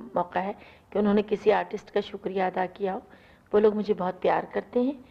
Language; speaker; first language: Urdu; non-native, local second language; Punjabi